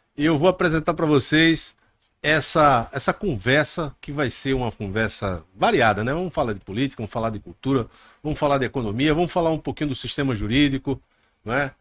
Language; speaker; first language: Portuguese; native; Portuguese